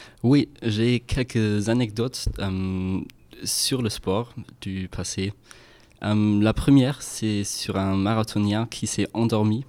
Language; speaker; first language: French; non-native, fluent; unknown